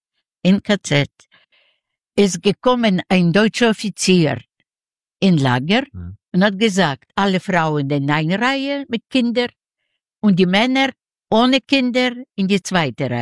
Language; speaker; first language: German; non-native, learner; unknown